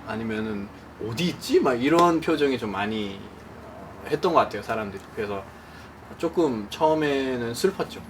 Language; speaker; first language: Korean; non-native, fluent; Nepali